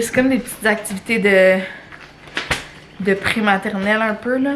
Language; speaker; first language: French; native; French